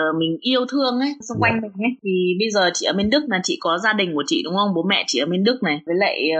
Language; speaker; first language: Vietnamese; early bilingual, other home language; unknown